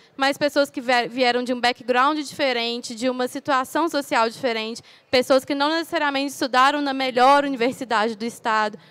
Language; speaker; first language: Portuguese; native; Portuguese